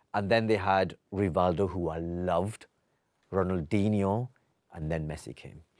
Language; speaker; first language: English; native; English